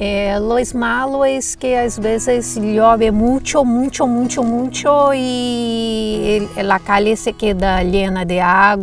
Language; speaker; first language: Spanish; non-native, learner; Portuguese